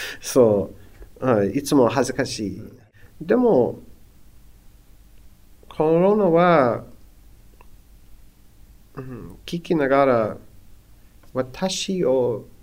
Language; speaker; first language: Japanese; non-native, learner; English